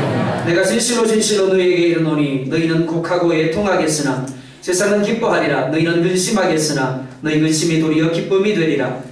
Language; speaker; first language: Korean; native; Korean